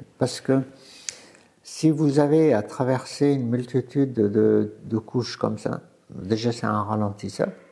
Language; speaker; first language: French; non-native, fluent; Arabic